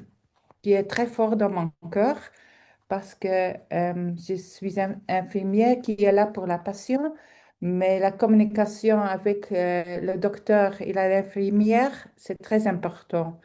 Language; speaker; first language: French; non-native, local second language; Dutch